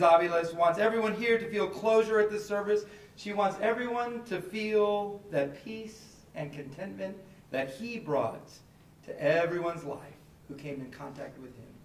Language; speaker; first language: English; native; English